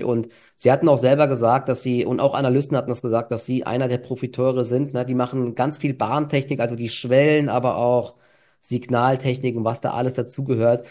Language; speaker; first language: German; native; German